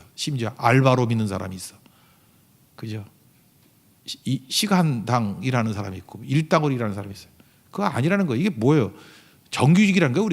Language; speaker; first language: Korean; native; Korean